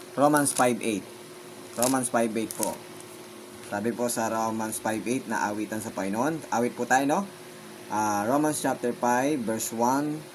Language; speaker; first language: Filipino; non-native, local second language; Bikol